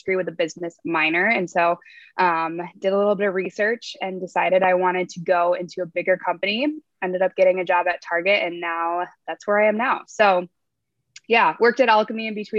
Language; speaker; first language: English; native; English